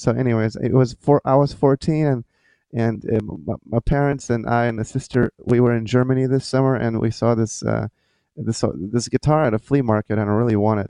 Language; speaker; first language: English; non-native, fluent; Lithuanian